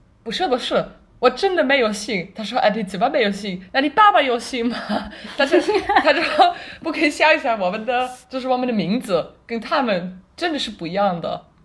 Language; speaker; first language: Chinese; non-native, fluent; German